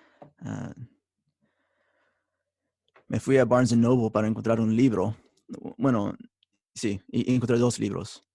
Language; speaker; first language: Spanish; early bilingual, heritage; Spanish